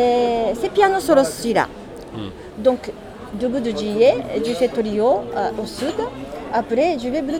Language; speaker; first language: French; non-native, learner; Japanese